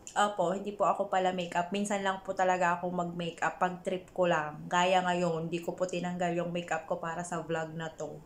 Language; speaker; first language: Filipino; non-native, local second language; Iloko